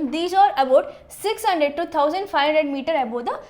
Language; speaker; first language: English; non-native, local second language; Kannada